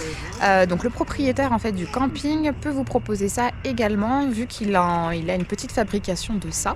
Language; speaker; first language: French; native; French